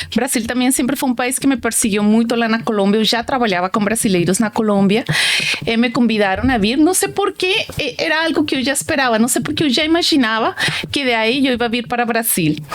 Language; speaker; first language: Portuguese; non-native, fluent; Spanish